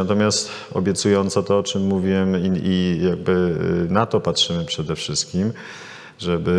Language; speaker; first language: Polish; native; Polish